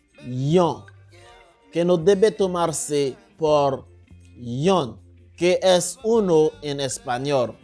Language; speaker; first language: Spanish; non-native, local second language; Haitian Creole